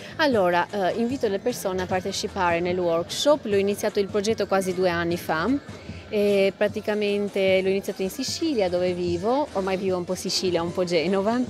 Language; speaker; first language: Italian; non-native, fluent; Albanian